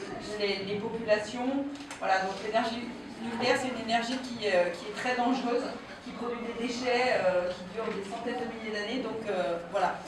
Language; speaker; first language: French; native; French